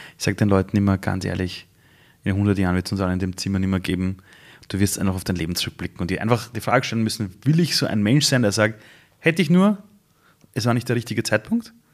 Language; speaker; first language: German; early bilingual, other home language; Persian